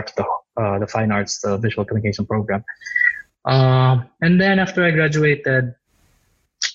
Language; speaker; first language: English; non-native, local second language; Waray